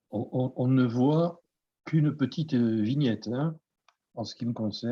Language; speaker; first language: French; native; French